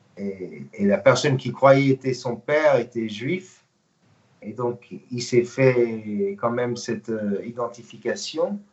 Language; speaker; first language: French; non-native, fluent; English